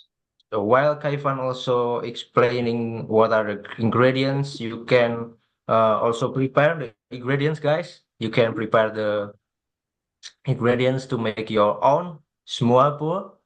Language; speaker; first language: English; non-native, fluent; Indonesian